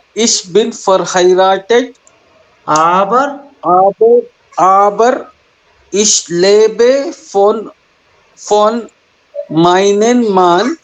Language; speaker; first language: German; non-native, learner; Hindi